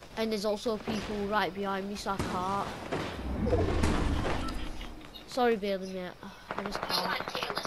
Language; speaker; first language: English; native; English